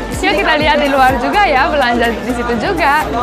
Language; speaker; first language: Indonesian; non-native, fluent; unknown